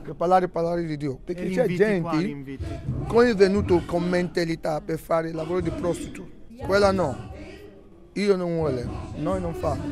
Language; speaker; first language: Italian; non-native, learner; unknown